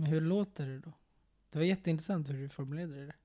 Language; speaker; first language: Swedish; native; Swedish